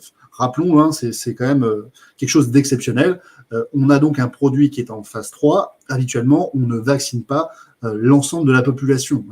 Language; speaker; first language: French; native; French